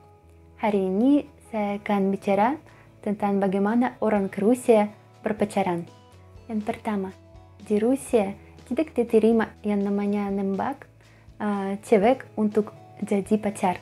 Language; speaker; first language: Indonesian; non-native, fluent; Russian